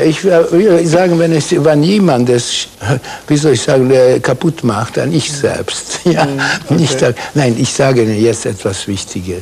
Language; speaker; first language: German; non-native, fluent; Hungarian